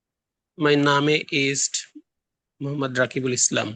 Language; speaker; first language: German; non-native, learner; Bangla